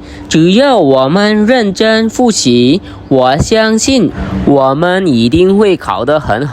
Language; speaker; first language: Chinese; non-native, fluent; Khmer